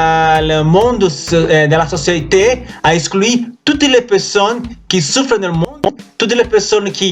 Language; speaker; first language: French; non-native, learner; Spanish